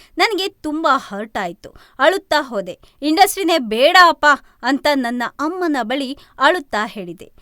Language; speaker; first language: Kannada; native; Kannada